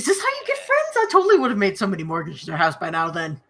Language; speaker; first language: English; native; English